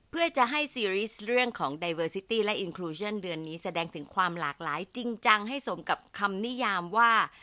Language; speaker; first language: Thai; native; Thai